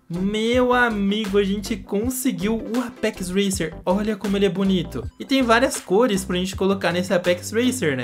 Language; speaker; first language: Portuguese; native; Portuguese